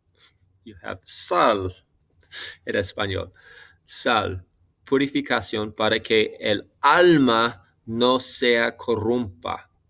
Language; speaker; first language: Spanish; non-native, fluent; English